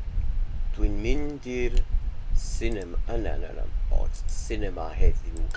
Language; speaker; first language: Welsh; non-native, learner; English